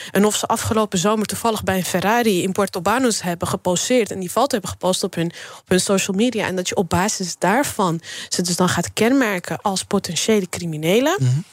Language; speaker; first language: Dutch; early bilingual, other home language; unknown